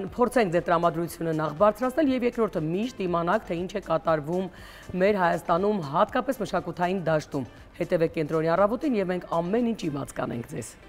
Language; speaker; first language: Armenian; native; Armenian